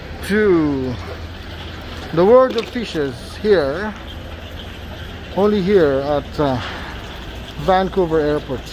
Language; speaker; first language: English; non-native, local second language; Filipino